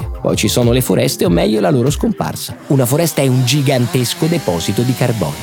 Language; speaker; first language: Italian; native; Italian